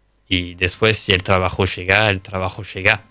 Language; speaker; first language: Spanish; non-native, fluent; French